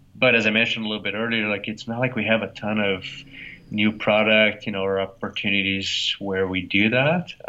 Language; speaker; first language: English; non-native, fluent; Portuguese